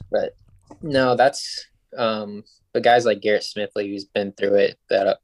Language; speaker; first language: English; native; English